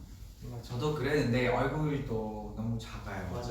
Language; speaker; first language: Korean; non-native, learner; Vietnamese